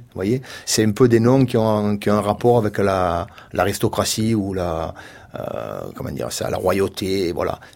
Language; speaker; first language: French; native; French